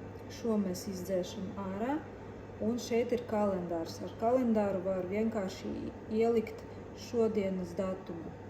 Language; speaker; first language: Latvian; native; Latvian